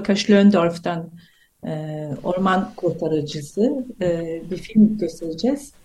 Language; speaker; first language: Turkish; non-native, fluent; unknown